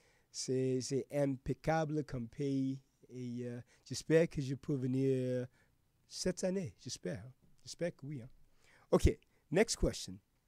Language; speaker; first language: French; non-native, fluent; English